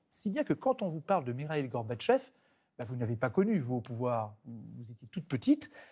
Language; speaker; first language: French; native; French